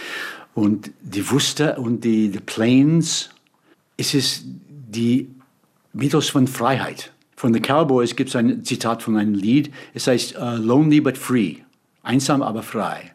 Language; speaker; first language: German; non-native, fluent; English